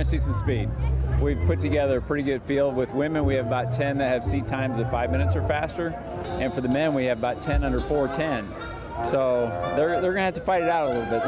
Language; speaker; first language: English; native; English